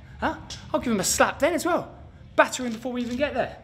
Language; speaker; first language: English; native; English